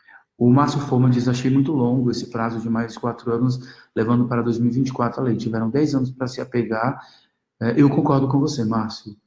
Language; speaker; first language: Portuguese; native; Portuguese